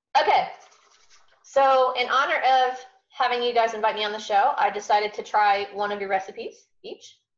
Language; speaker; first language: English; native; English